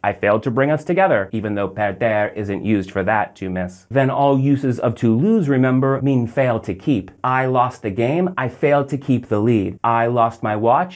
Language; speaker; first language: English; native; English